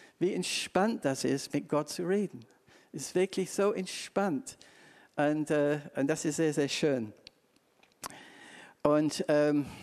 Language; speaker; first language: German; non-native, fluent; English